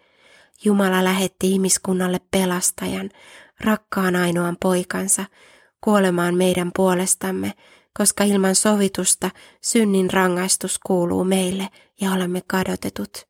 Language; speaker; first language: Finnish; native; Finnish